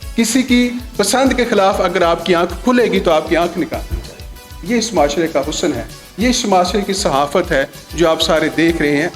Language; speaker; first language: Urdu; non-native, local second language; Punjabi